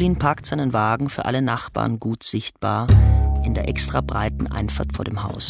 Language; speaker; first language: German; native; German